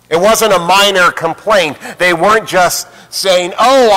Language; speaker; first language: English; native; English